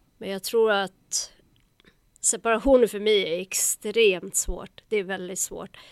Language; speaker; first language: Swedish; native; Swedish